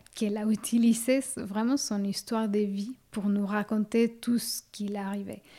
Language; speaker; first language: French; non-native, fluent; Spanish